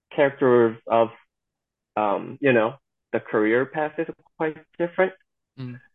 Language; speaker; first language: English; non-native, fluent; Korean